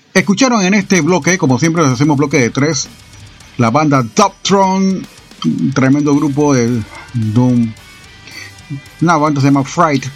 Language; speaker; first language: Spanish; native; Spanish